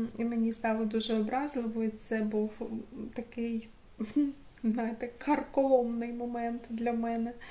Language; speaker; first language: Ukrainian; non-native, local second language; Russian